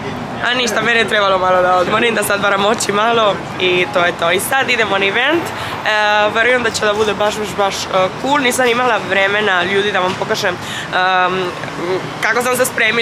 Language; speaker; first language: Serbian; early bilingual, heritage; Serbian